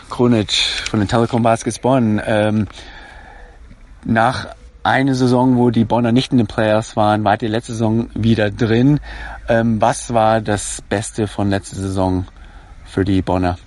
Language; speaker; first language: German; native; German